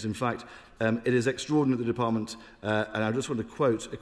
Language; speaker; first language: English; native; English